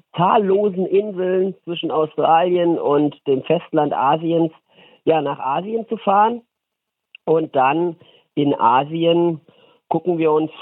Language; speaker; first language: German; native; German